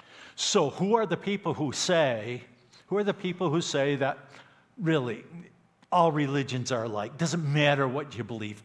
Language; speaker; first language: English; native; English